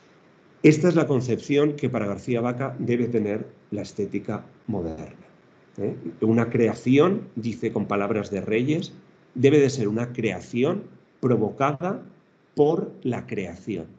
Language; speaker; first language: Spanish; native; Spanish